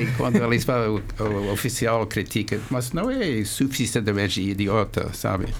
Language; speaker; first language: Portuguese; non-native, fluent; English